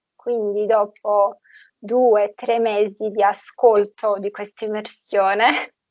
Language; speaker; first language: Italian; non-native, fluent; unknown